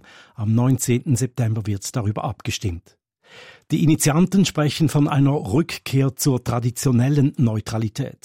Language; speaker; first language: German; native; German